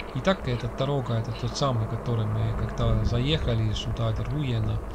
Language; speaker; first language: Russian; non-native, learner; Estonian